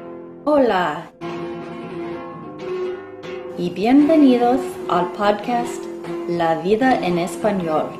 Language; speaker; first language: Spanish; non-native, fluent; English